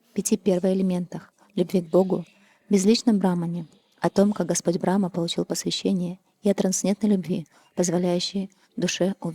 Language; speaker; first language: Russian; native; Russian